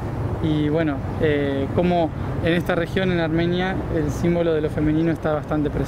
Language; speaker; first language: Spanish; native; Spanish